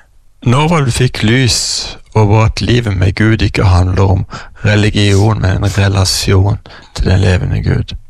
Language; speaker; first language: Norwegian; native; Norwegian